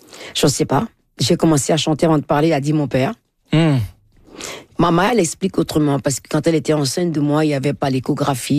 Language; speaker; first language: French; non-native, local second language; Fon